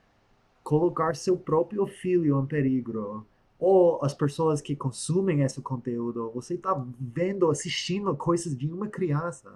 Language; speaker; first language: Portuguese; non-native, fluent; English